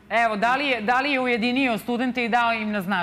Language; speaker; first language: Serbian; native; Serbian